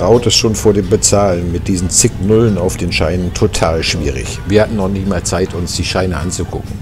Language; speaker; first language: German; native; German